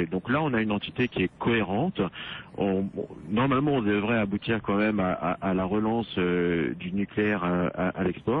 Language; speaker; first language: French; native; French